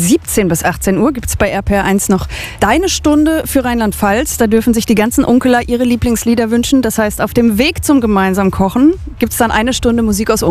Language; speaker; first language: German; native; German